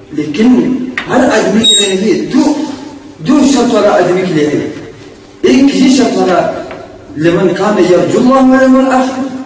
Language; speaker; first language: Urdu; non-native, local second language; Pashto